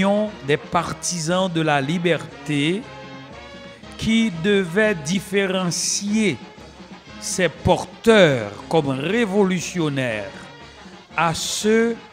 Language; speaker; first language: French; non-native, local second language; Haitian Creole